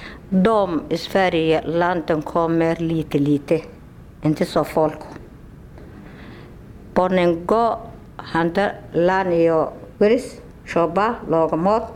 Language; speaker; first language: Swedish; non-native, learner; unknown